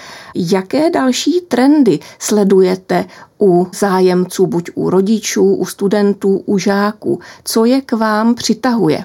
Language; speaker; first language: Czech; native; Czech